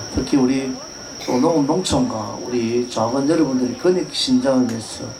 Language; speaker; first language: Korean; native; Korean